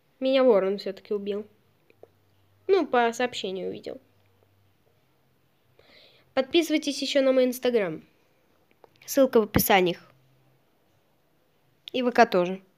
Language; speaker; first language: Russian; native; Russian